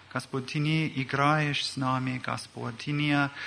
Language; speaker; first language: Russian; non-native, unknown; English